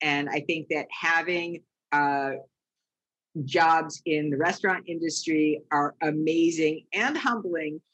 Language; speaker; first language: English; native; English